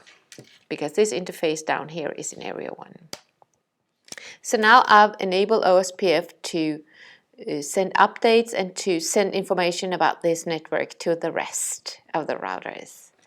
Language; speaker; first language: English; non-native, fluent; Danish